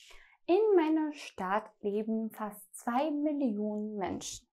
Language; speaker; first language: German; non-native, fluent; Persian